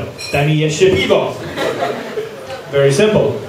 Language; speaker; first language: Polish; non-native, learner; English